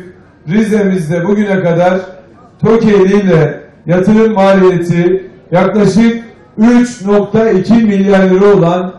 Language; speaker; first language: Turkish; native; Turkish